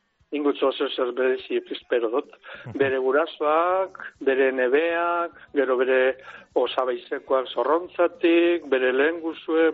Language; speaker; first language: Basque; native; Basque